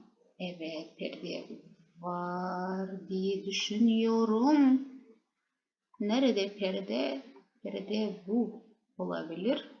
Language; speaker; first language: Turkish; non-native, fluent; Kazakh